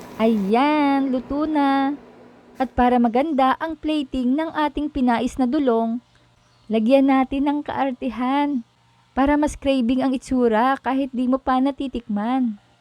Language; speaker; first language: Filipino; native; Filipino